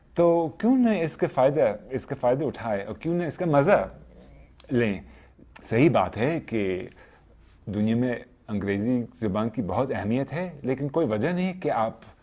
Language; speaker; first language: Urdu; non-native, fluent; English